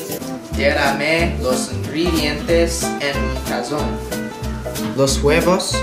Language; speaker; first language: Spanish; non-native, learner; English